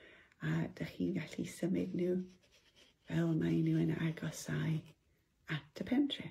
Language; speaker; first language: Welsh; non-native, local second language; English